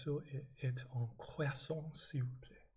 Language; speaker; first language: French; non-native, learner; English